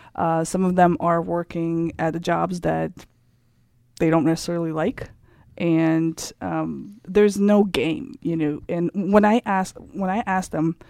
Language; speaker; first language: English; non-native, fluent; Kazakh